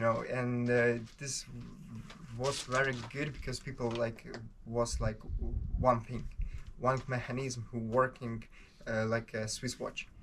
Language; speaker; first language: English; non-native, learner; Ukrainian